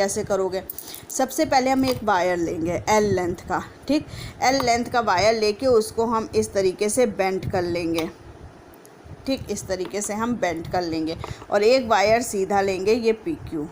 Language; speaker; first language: Hindi; native; Hindi